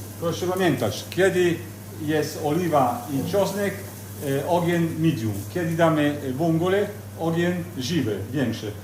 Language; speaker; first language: Polish; non-native, learner; Italian